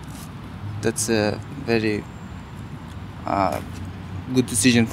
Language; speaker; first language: English; non-native, learner; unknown